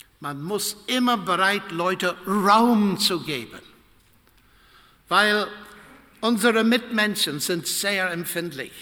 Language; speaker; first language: German; non-native, fluent; English